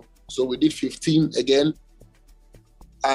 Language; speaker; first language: English; non-native, local second language; Ewe